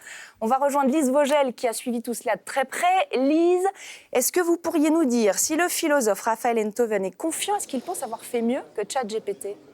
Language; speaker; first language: French; native; French